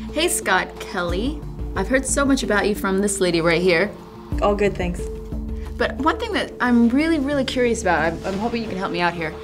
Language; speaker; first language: English; native; English